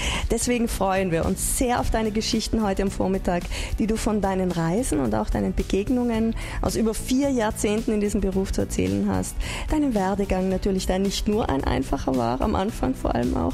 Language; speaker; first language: German; native; German